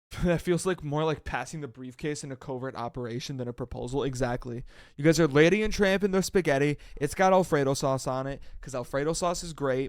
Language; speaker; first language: English; native; English